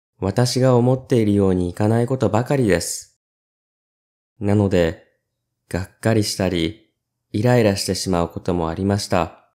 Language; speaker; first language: Japanese; native; Japanese